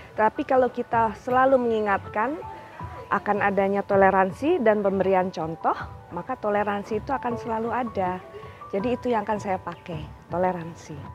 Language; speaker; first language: Indonesian; native; Indonesian